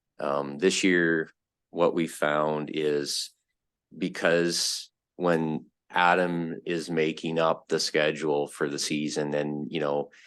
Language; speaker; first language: English; native; English